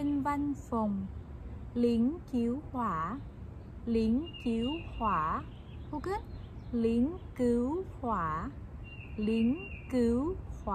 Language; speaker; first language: Vietnamese; non-native, fluent; Korean